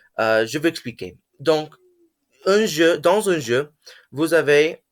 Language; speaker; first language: French; non-native, learner; English